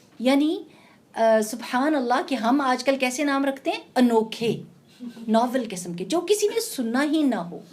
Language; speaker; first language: Urdu; native; Urdu